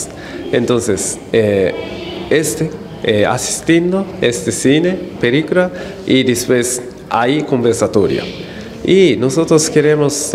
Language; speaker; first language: Spanish; non-native, learner; Japanese